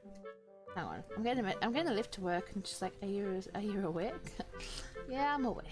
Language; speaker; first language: English; native; English